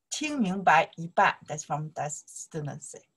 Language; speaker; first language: English; non-native, learner; Chinese